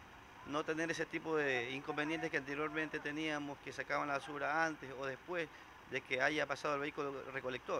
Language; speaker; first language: Spanish; native; Spanish